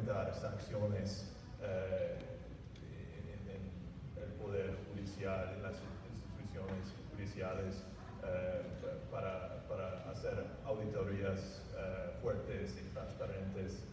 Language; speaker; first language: Spanish; non-native, fluent; English